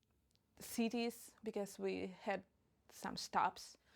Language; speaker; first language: English; non-native, fluent; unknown